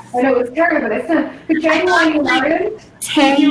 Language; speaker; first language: English; native; English